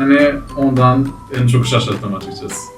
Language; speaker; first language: Turkish; non-native, fluent; Macedonian